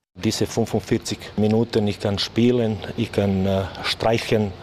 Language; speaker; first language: German; non-native, learner; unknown